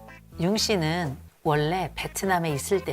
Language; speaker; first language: Korean; native; Korean